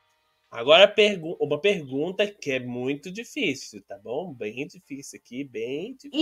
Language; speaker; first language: Portuguese; native; Portuguese